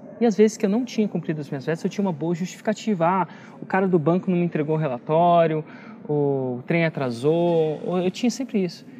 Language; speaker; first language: Portuguese; native; Portuguese